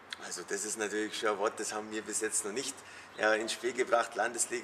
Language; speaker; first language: German; native; German